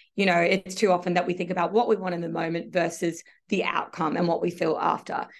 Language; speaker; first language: English; native; English